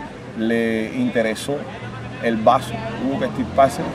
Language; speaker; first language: Spanish; native; Spanish